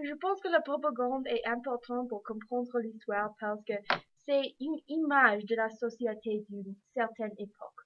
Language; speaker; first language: French; non-native, learner; English